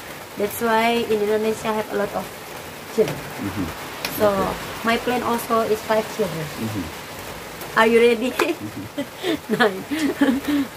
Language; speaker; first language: English; non-native, learner; Indonesian